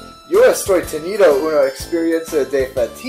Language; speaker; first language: Spanish; non-native, learner; English